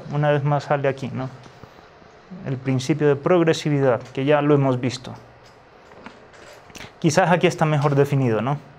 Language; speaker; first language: Spanish; native; Spanish